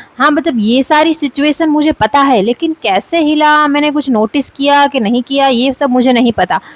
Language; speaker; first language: Hindi; non-native, local second language; Gujarati